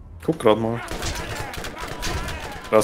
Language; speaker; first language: German; native; German